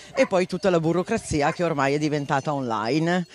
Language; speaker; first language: Italian; native; Italian